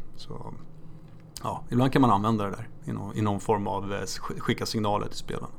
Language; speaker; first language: Swedish; early bilingual, other home language; Polish